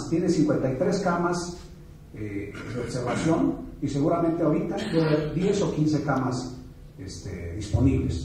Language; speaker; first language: Spanish; native; Spanish